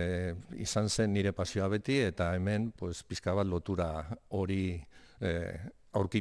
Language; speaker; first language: Basque; non-native, local second language; Spanish